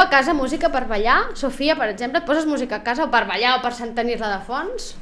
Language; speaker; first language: Catalan; native; Catalan